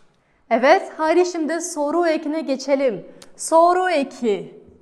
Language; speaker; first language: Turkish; non-native, fluent; Kazakh